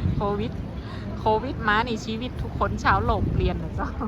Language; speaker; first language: Thai; native; Thai